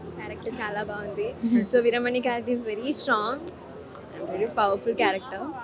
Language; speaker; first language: Telugu; non-native, learner; Malayalam